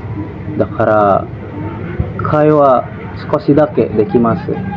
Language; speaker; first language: Japanese; non-native, learner; Indonesian